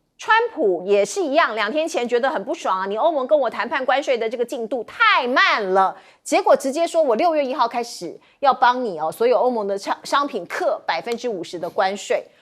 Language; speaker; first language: Chinese; native; Chinese